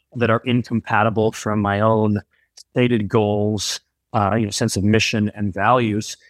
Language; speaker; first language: English; native; English